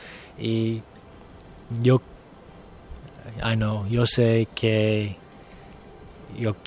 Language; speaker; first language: Spanish; non-native, learner; English